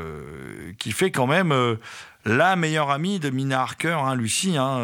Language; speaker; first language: French; native; French